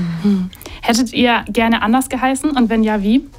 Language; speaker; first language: German; native; German